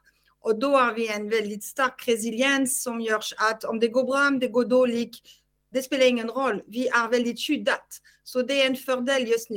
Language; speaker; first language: Swedish; non-native, fluent; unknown